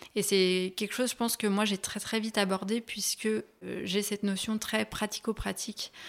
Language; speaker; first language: French; native; French